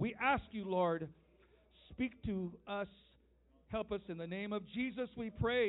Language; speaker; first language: English; native; English